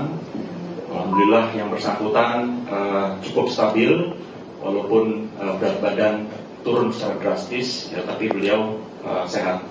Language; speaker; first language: Indonesian; native; Indonesian